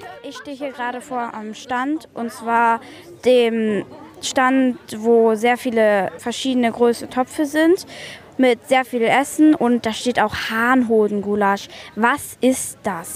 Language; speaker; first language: German; native; German